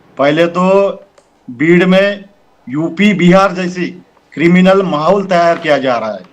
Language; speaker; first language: Hindi; non-native, local second language; Marathi